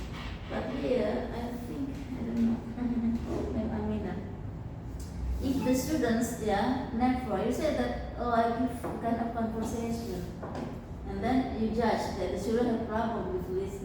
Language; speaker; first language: English; non-native, fluent; Indonesian